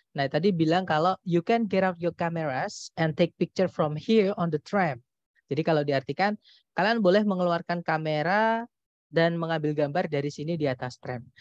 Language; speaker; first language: Indonesian; native; Indonesian